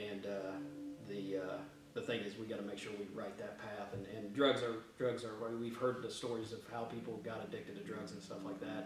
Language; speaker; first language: English; native; English